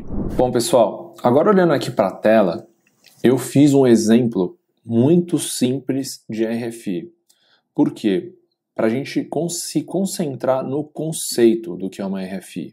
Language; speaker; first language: Portuguese; native; Portuguese